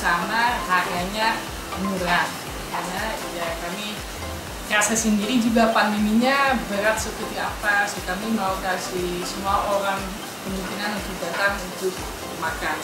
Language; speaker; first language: Indonesian; non-native, fluent; Dutch